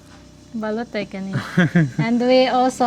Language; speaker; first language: English; non-native, local second language; Filipino